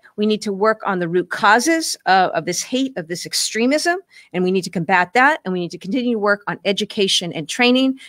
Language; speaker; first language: English; native; English